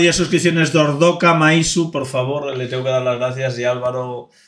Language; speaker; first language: Spanish; native; Spanish